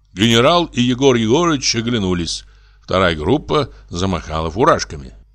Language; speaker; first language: Russian; native; Russian